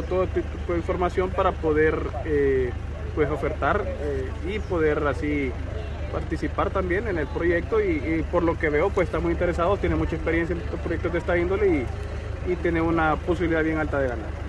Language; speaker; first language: Spanish; native; Spanish